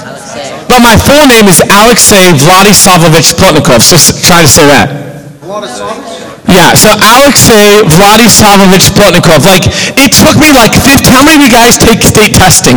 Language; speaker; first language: English; native; English